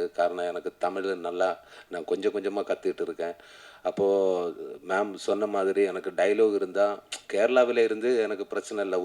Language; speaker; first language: Tamil; non-native, learner; Malayalam